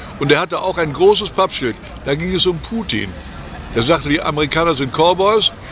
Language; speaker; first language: German; native; German